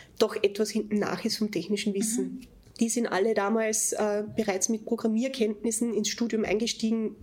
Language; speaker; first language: German; native; German